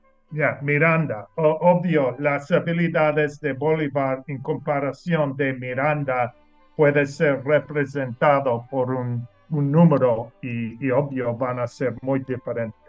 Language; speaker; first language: Spanish; non-native, learner; English